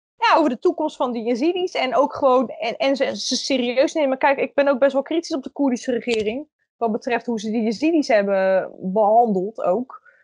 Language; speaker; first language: Dutch; native; Dutch